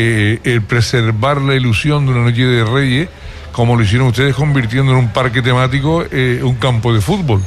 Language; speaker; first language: Spanish; native; Spanish